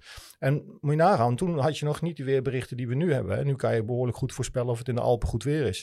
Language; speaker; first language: Dutch; native; Dutch